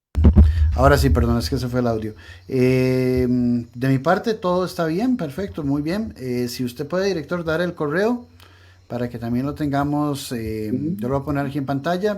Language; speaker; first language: Spanish; native; Spanish